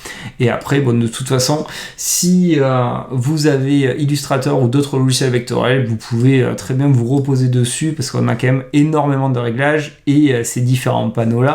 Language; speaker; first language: French; native; French